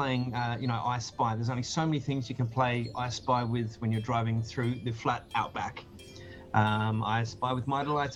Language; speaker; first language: English; native; English